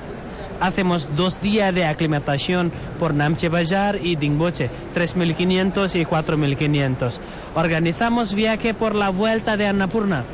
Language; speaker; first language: Spanish; non-native, learner; Nepali